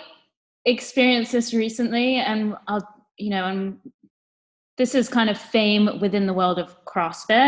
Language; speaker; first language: English; native; English